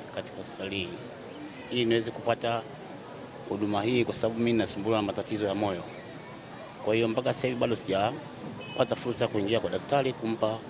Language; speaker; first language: Swahili; native; Swahili